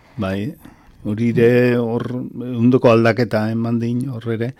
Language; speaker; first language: Basque; native; Basque